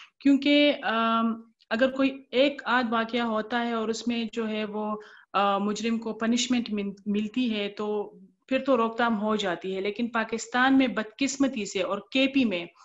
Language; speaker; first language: Urdu; non-native, local second language; Pashto